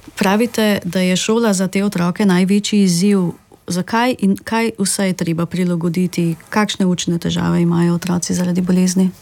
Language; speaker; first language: Slovenian; native; Slovenian